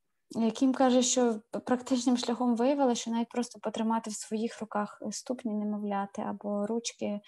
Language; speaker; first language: Ukrainian; native; Ukrainian